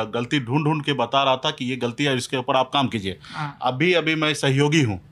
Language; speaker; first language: Hindi; native; Hindi